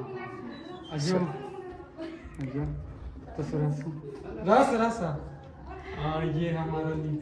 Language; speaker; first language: Hindi; non-native, fluent; Pashto